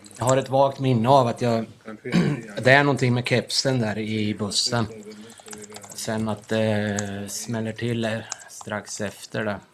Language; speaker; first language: Swedish; native; Swedish